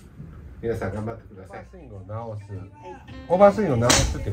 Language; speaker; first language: Japanese; native; Japanese